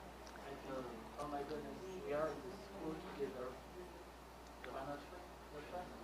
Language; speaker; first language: English; non-native, learner; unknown